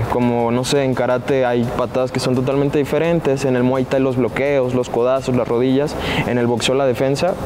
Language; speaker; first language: Spanish; native; Spanish